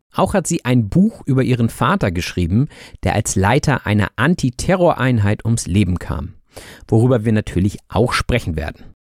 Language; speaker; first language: German; native; German